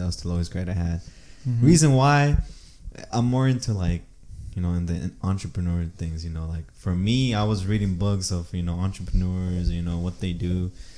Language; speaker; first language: English; early bilingual, other home language; Spanish